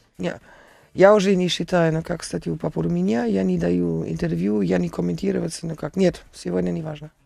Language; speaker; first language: Russian; non-native, learner; German